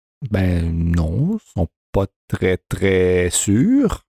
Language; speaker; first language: French; early bilingual, heritage; French